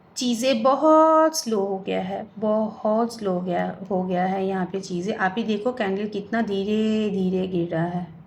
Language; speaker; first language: Hindi; non-native, local second language; Bangla